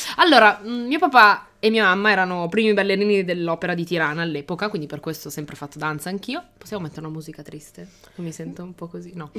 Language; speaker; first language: Italian; early bilingual, other home language; Albanian